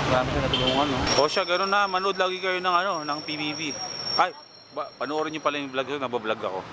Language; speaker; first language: Filipino; native; Filipino